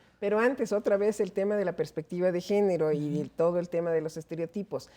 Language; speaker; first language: Spanish; native; Spanish